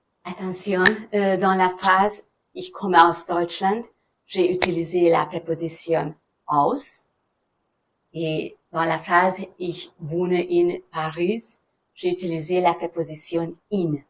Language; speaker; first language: French; non-native, fluent; German